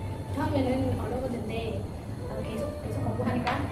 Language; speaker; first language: Korean; non-native, learner; Vietnamese